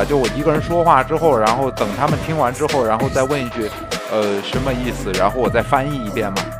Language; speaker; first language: Chinese; native; Chinese